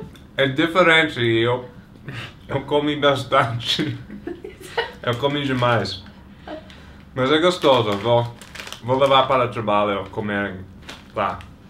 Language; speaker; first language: Portuguese; non-native, fluent; English